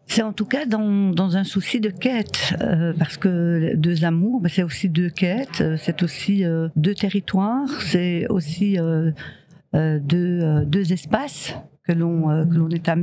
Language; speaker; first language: French; early bilingual, other home language; Riffian